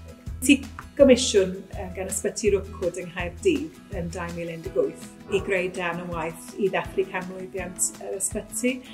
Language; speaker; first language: Welsh; native; Welsh